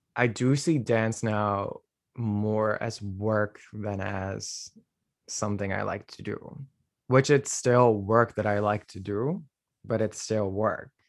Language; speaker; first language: English; non-native, fluent; Dutch